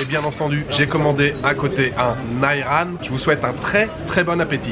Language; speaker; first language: French; native; French